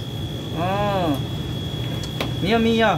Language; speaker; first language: Arabic; non-native, learner; Filipino